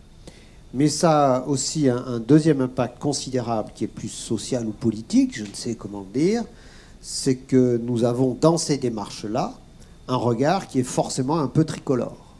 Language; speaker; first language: French; native; French